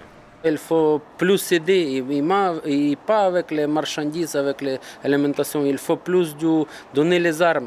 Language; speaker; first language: French; non-native, learner; Ukrainian